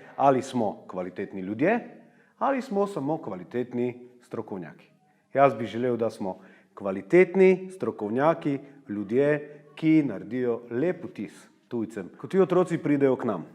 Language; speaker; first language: Slovenian; early bilingual, heritage; Slovak